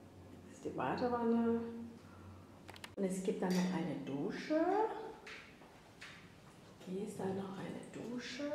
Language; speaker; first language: German; non-native, fluent; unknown